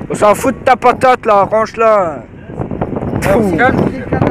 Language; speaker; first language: French; native; French